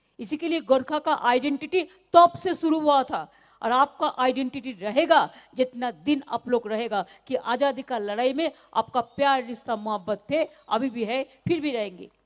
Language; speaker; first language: Hindi; non-native, local second language; Bangla